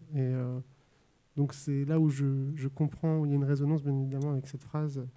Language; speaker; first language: French; native; French